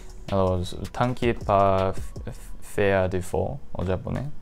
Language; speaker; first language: French; non-native, learner; Japanese